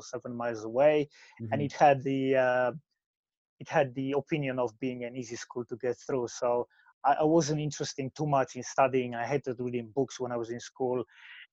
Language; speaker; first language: English; non-native, fluent; Polish